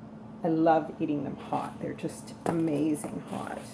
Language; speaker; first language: English; native; English